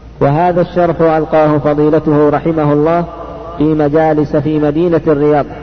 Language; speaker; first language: Arabic; native; Arabic